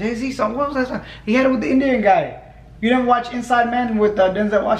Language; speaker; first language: English; native; English